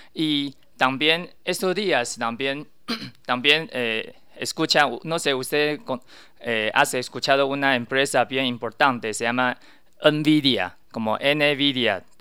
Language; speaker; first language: Spanish; non-native, learner; Chinese